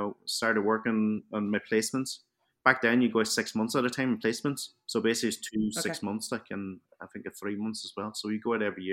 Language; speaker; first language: English; early bilingual, other home language; Cantonese